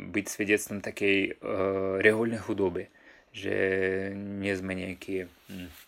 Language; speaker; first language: Slovak; non-native, fluent; Russian